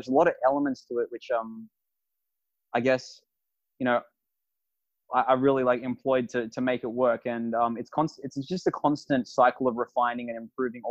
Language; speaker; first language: English; native; English